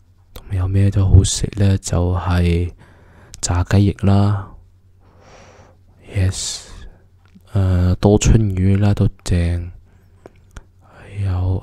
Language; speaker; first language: Cantonese; early bilingual, heritage; Cantonese